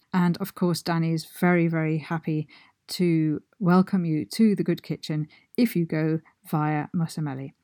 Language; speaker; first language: English; native; English